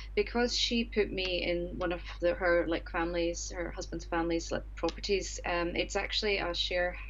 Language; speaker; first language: English; native; English